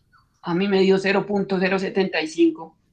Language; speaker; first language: Spanish; native; Spanish